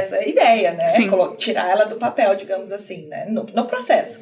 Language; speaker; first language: Portuguese; native; Portuguese